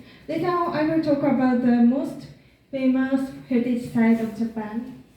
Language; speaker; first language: English; non-native, learner; Japanese